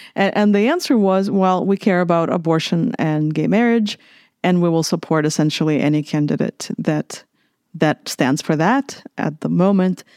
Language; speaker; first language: English; non-native, fluent; Russian